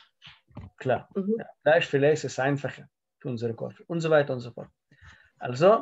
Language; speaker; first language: German; non-native, learner; Russian